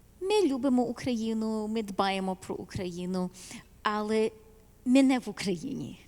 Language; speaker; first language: Ukrainian; early bilingual, heritage; Ukrainian